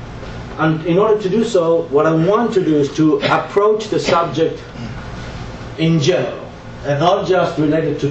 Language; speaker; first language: English; non-native, fluent; Spanish